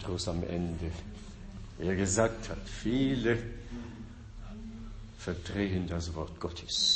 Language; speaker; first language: German; non-native, fluent; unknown